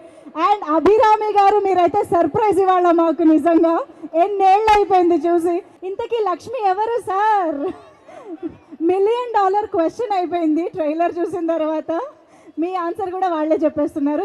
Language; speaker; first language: Telugu; native; Telugu